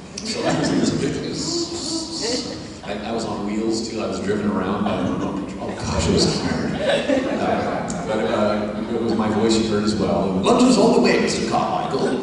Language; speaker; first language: English; native; English